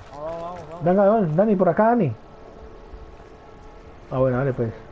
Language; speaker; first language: Spanish; native; Spanish